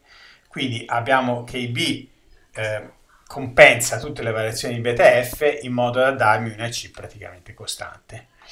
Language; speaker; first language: Italian; native; Italian